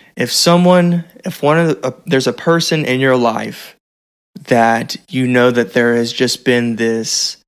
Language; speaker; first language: English; native; English